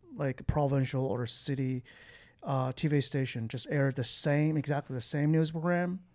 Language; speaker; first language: English; non-native, fluent; Chinese